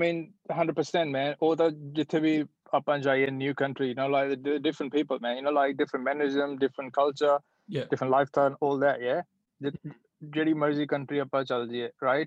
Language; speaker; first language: English; non-native, local second language; Punjabi